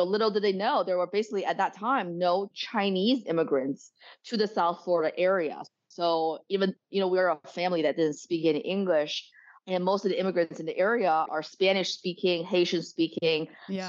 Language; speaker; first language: English; early bilingual, other home language; Chinese